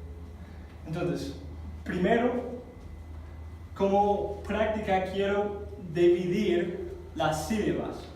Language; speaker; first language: Spanish; non-native, fluent; English